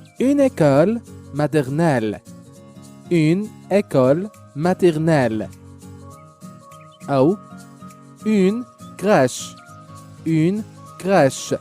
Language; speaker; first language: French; non-native, local second language; Arabic